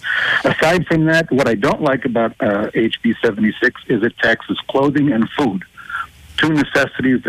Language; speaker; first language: English; native; English